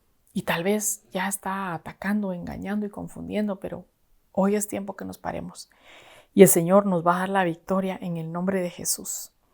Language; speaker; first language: Spanish; native; Spanish